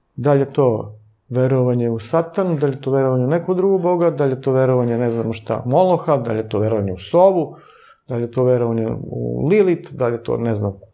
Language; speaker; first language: Serbian; native; Serbian